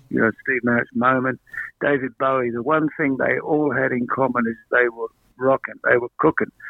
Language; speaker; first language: English; native; English